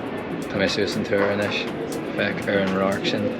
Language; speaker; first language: Irish; non-native, local second language; English